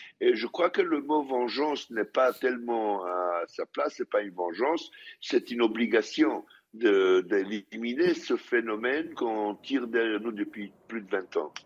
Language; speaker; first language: French; non-native, fluent; Hebrew